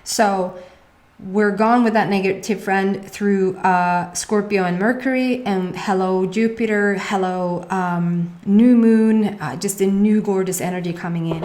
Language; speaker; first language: English; non-native, fluent; Swedish